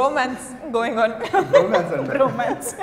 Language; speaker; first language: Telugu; non-native, learner; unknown